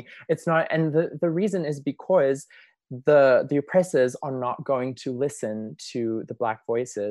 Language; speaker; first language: English; native; English